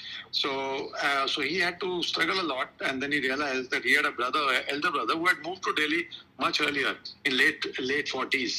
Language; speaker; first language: English; non-native, local second language; Kashmiri